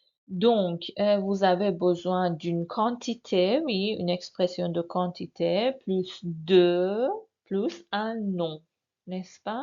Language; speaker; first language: French; non-native, fluent; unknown